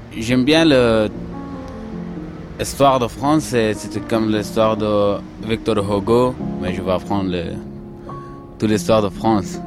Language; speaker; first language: French; non-native, learner; Persian